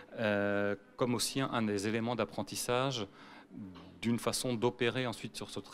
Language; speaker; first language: French; native; French